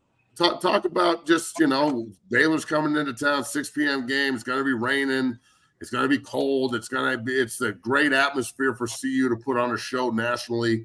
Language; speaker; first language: English; native; English